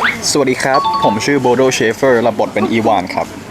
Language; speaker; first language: Thai; non-native, learner; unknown